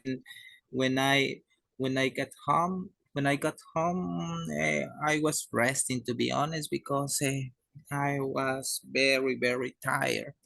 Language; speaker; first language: English; non-native, learner; Spanish